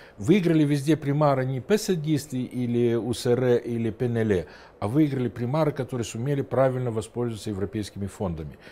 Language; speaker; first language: Russian; non-native, local second language; Romanian